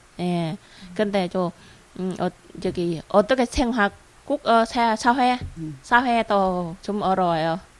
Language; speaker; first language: Korean; non-native, learner; Vietnamese